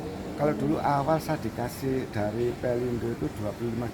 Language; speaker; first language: Indonesian; non-native, local second language; Javanese